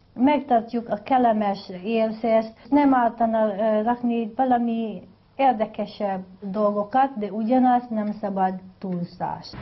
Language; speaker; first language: Hungarian; non-native, learner; Filipino